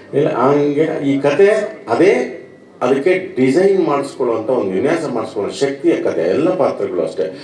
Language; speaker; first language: Kannada; native; Kannada